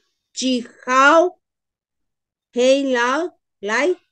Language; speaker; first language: Chinese; non-native, learner; Spanish